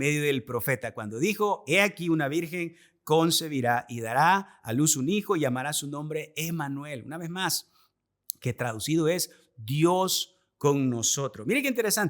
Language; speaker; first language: Spanish; native; Spanish